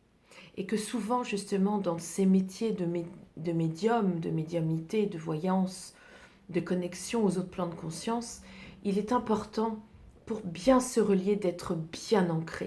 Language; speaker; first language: French; native; French